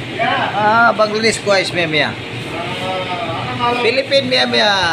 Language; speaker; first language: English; non-native, learner; Filipino